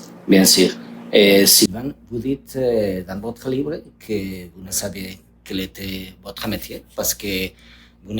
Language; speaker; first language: French; non-native, learner; Spanish